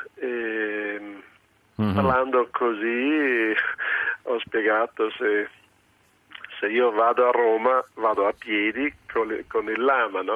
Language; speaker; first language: Italian; non-native, local second language; German